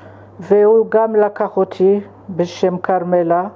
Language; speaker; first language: Hebrew; non-native, fluent; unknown